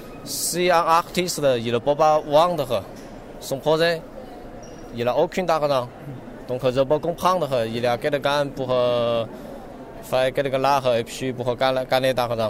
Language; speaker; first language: French; non-native, learner; Chinese